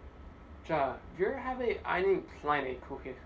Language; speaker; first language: German; non-native, learner; English